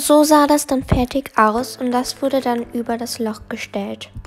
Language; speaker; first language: German; native; German